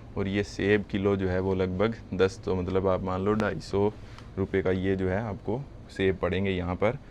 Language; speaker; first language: Hindi; native; Hindi